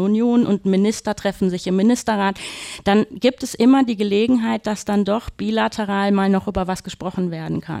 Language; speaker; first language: German; native; German